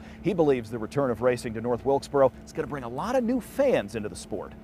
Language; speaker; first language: English; native; English